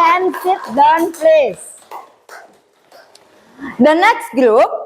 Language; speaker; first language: English; non-native, learner; Indonesian